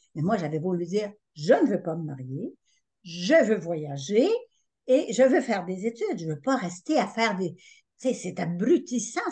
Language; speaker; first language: French; native; French